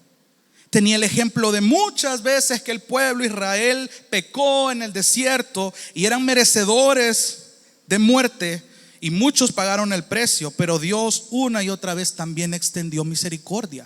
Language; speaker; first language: Spanish; native; Spanish